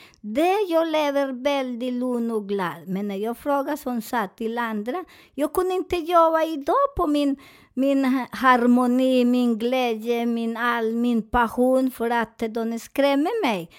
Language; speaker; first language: Swedish; non-native, fluent; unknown